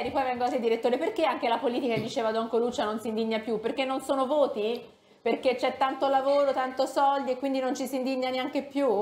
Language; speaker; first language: Italian; native; Italian